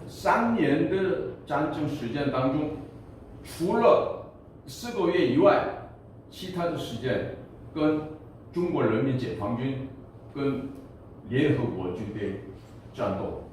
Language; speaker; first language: Chinese; non-native, fluent; Korean